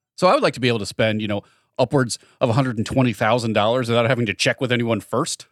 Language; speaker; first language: English; native; English